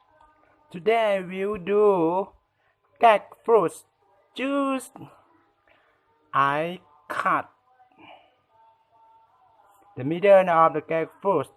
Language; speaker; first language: English; non-native, learner; Thai